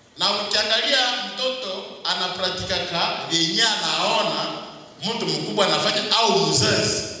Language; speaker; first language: Swahili; non-native, local second language; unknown